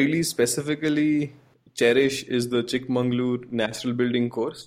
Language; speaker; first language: English; non-native, local second language; Gujarati